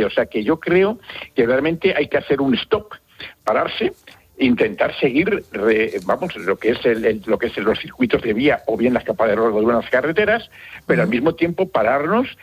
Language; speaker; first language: Spanish; native; Spanish